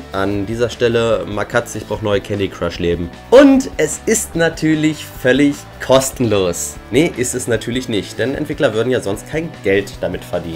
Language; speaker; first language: German; native; German